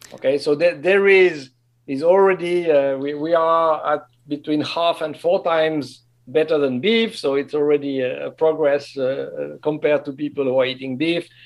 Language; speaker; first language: English; non-native, fluent; French